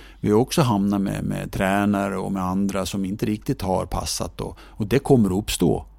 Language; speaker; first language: Swedish; native; Swedish